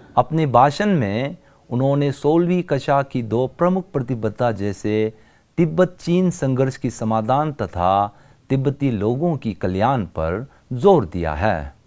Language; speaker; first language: Hindi; non-native, local second language; Tibetan